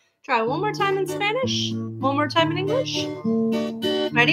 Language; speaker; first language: English; native; English